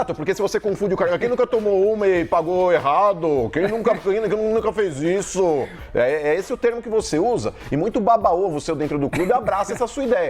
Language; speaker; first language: Portuguese; native; Portuguese